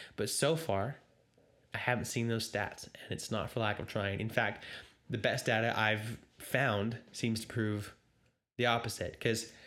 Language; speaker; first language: English; native; English